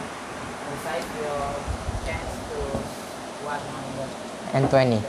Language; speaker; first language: English; non-native, learner; Indonesian